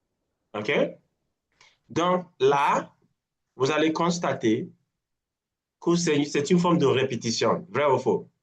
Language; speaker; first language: French; non-native, fluent; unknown